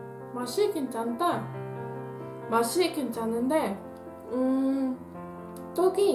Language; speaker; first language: Korean; non-native, learner; Dutch